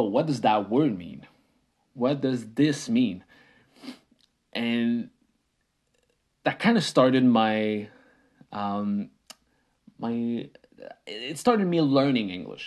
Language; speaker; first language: English; non-native, fluent; French